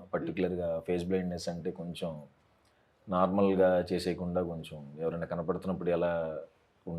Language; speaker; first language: Telugu; native; Telugu